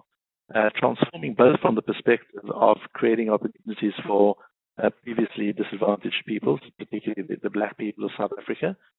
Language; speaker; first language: English; native; English